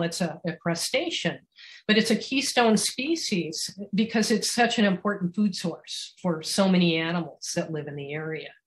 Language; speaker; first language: English; native; English